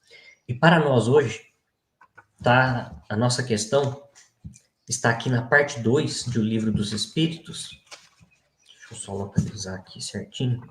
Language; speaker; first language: Portuguese; native; Portuguese